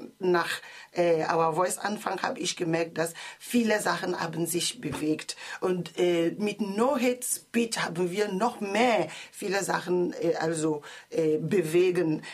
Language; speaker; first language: German; non-native, learner; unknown